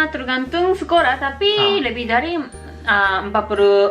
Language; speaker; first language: Indonesian; non-native, learner; Japanese